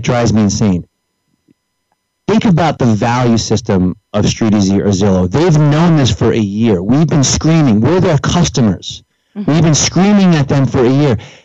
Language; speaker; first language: English; native; English